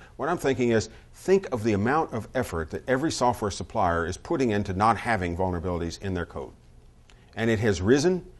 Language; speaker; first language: English; native; English